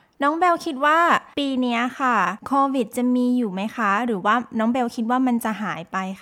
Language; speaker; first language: Thai; native; Thai